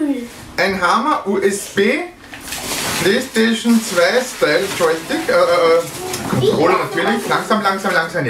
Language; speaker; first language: German; native; German